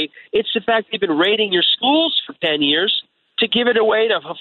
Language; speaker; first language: English; native; English